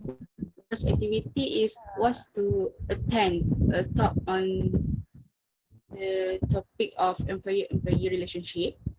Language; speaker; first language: English; non-native, learner; Malay